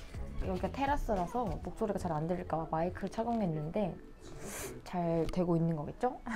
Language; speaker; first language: Korean; native; Korean